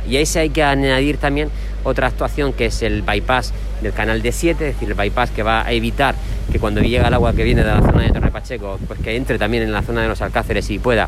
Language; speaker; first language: Spanish; native; Spanish